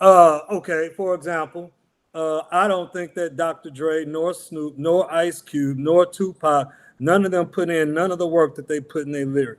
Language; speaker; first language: English; native; English